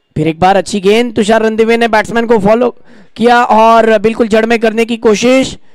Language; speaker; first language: Hindi; non-native, local second language; Marathi